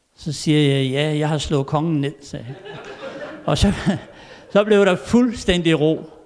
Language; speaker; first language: Danish; native; Danish